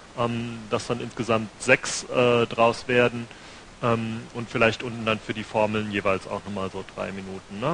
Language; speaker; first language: German; native; German